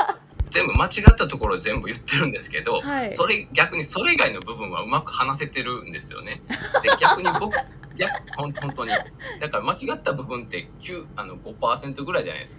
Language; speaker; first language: Japanese; native; Japanese